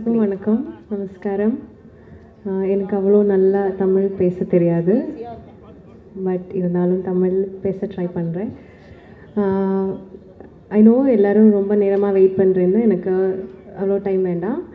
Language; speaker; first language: Tamil; non-native, learner; Malayalam